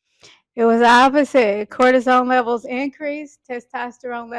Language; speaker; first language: English; native; English